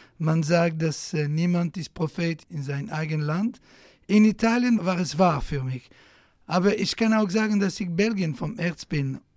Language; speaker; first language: German; non-native, fluent; Italian